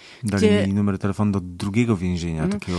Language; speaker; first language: Russian; non-native, learner; Polish